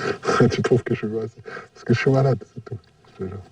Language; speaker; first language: French; native; French